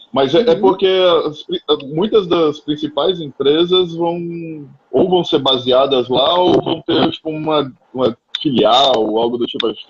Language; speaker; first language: Portuguese; native; Portuguese